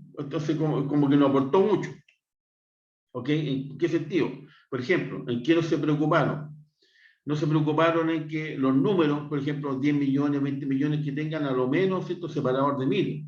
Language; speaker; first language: Spanish; native; Spanish